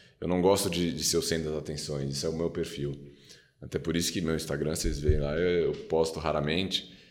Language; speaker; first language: Portuguese; native; Portuguese